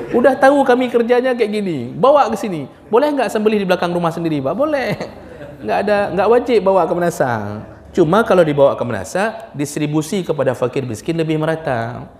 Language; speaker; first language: Malay; non-native, local second language; Achinese